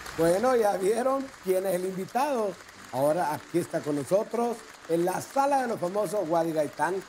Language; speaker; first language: Spanish; native; Spanish